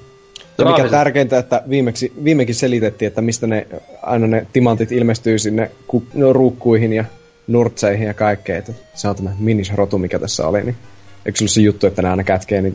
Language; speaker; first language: Finnish; native; Finnish